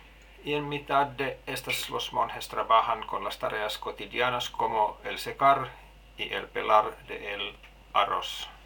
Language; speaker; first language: Spanish; non-native, learner; Finnish